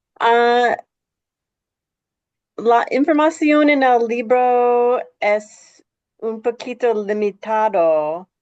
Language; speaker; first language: Spanish; non-native, learner; English